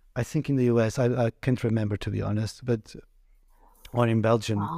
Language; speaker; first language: English; non-native, fluent; Portuguese